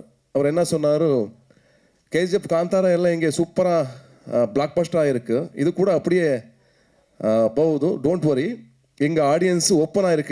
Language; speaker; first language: Tamil; non-native, local second language; Kannada